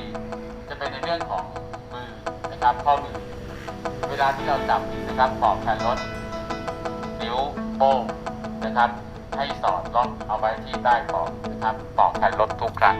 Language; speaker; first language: Thai; native; Thai